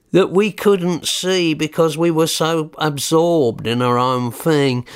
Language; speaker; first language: English; native; English